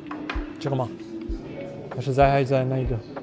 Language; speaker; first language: Chinese; non-native, fluent; Arabic